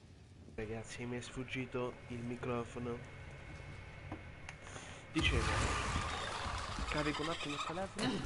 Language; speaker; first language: Italian; native; Italian